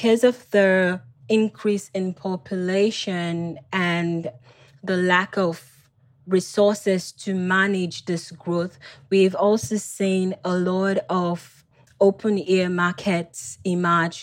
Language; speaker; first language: English; non-native, local second language; Krio